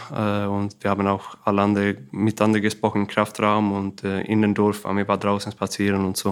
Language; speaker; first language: German; non-native, fluent; Swedish